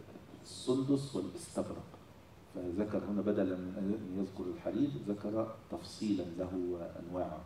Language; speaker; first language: Arabic; native; Arabic